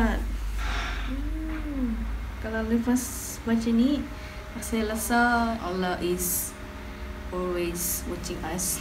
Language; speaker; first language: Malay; non-native, learner; Japanese